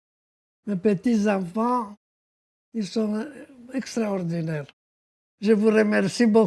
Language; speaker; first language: French; non-native, fluent; Romanian